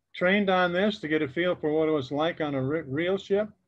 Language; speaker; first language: English; native; English